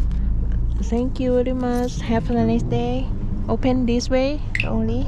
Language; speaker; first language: English; non-native, learner; Thai